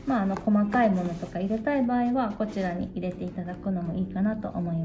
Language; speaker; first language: Japanese; native; Japanese